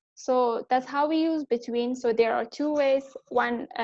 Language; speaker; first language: English; non-native, fluent; Persian